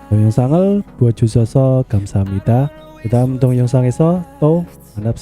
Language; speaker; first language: Korean; non-native, fluent; Indonesian